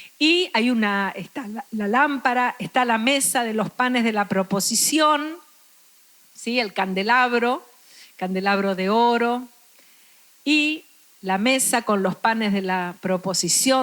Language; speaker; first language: Spanish; native; Spanish